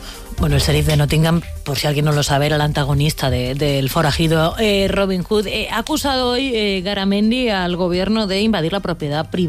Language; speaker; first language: Spanish; native; Spanish